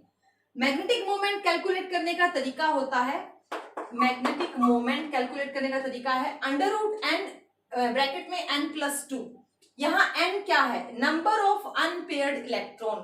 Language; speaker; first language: Hindi; native; Hindi